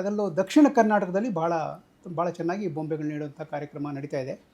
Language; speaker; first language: Kannada; native; Kannada